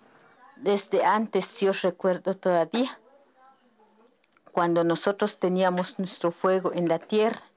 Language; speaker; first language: Spanish; non-native, local second language; Kʼicheʼ